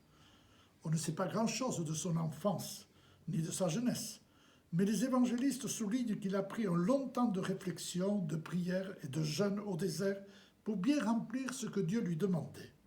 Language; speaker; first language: French; native; French